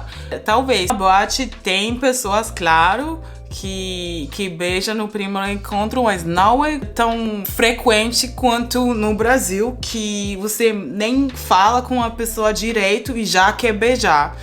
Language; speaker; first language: Portuguese; non-native, fluent; Spanish